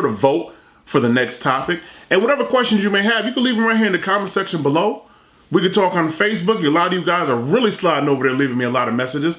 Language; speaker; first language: English; native; English